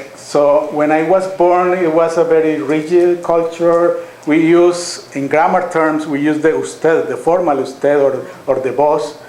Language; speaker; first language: English; non-native, fluent; Spanish